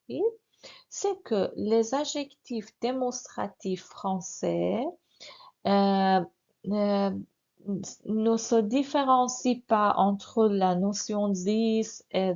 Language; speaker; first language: French; non-native, fluent; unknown